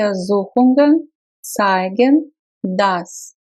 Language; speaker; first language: German; non-native, fluent; Russian